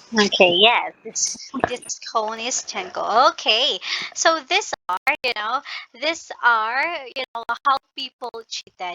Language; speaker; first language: English; non-native, local second language; Filipino